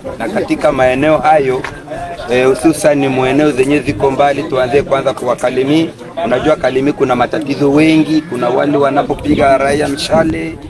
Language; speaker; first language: Swahili; native; Swahili